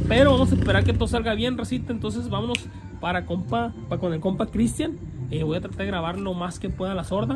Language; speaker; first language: Spanish; native; Spanish